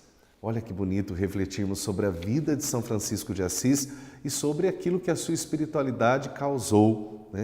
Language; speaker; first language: Portuguese; native; Portuguese